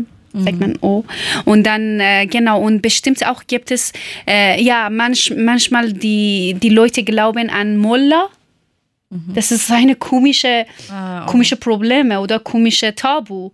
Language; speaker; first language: German; non-native, learner; Persian